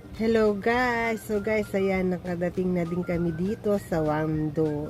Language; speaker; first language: Filipino; native; Filipino